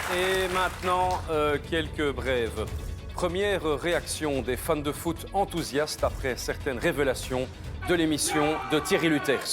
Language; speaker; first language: French; native; French